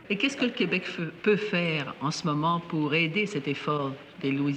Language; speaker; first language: French; native; French